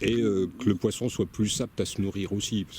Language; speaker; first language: French; native; French